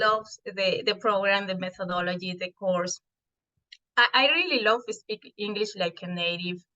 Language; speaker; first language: English; non-native, fluent; Spanish